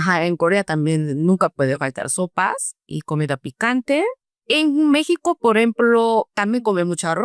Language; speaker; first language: Spanish; non-native, fluent; Korean